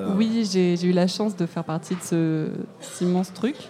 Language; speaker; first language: French; native; French